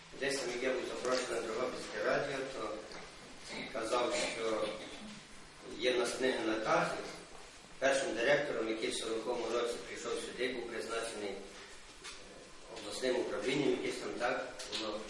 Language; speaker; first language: Ukrainian; native; Ukrainian